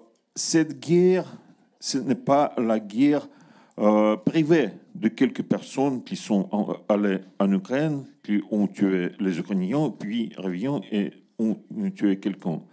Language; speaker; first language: French; non-native, learner; Russian